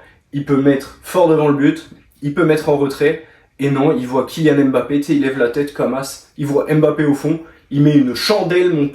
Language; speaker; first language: French; native; French